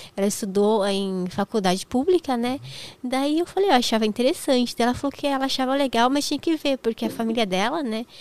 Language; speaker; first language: Portuguese; native; Portuguese